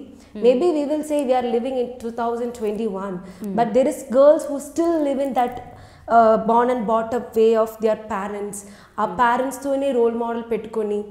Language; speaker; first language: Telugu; non-native, learner; Malayalam